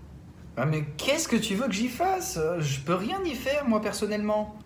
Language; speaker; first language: French; native; French